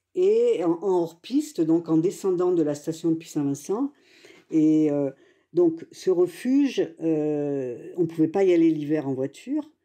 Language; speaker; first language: French; native; French